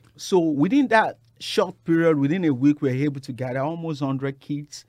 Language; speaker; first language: English; non-native, local second language; Yoruba